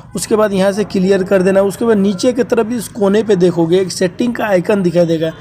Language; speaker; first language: Hindi; native; Hindi